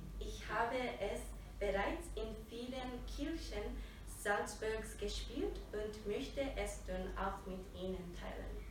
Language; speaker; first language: German; non-native, fluent; Japanese